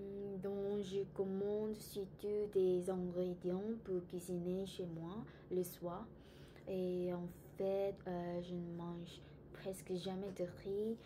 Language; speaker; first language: French; non-native, learner; Korean